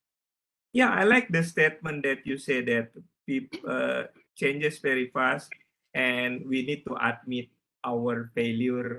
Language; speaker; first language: English; non-native, learner; Indonesian